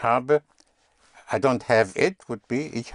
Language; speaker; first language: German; non-native, fluent; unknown